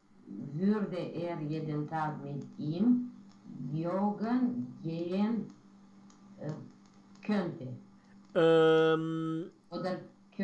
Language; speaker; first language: German; non-native, learner; Romanian